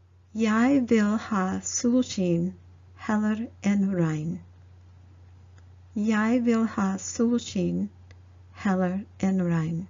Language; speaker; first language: Norwegian; non-native, learner; English